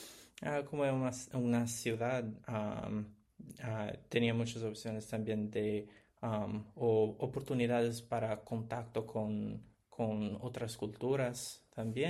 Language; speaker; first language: Spanish; non-native, learner; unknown